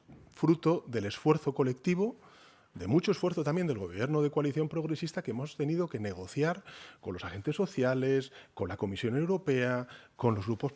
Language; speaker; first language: Spanish; native; Spanish